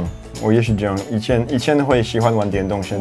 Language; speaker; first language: Chinese; non-native, fluent; French